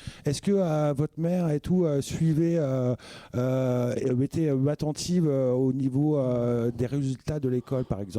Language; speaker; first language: French; native; French